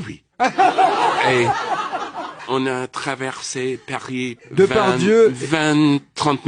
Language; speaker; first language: French; non-native, fluent; English